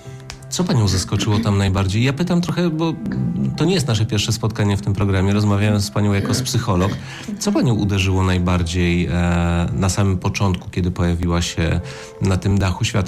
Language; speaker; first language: Polish; native; Polish